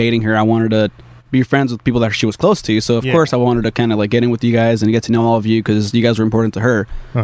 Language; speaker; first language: English; early bilingual, other home language; Spanish